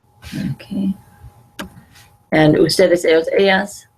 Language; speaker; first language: Spanish; non-native, fluent; English